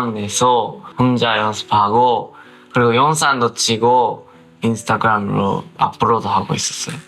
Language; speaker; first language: Korean; non-native, learner; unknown